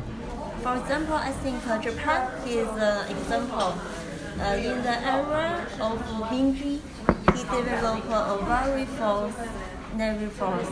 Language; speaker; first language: English; non-native, learner; Chinese